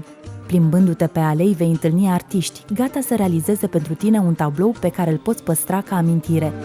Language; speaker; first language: Romanian; native; Romanian